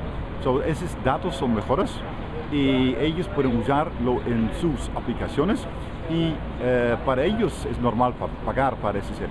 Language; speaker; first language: Spanish; non-native, fluent; Dutch